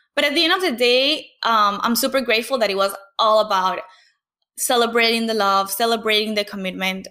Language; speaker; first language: English; non-native, fluent; Spanish